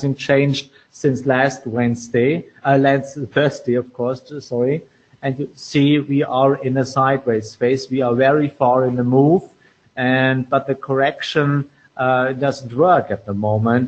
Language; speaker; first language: English; non-native, fluent; German